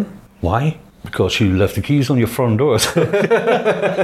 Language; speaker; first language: English; non-native, fluent; Dutch